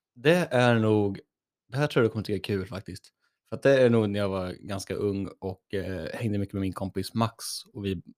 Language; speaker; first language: Swedish; native; Swedish